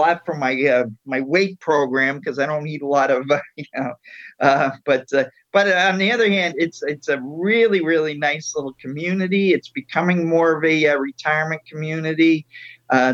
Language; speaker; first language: English; native; English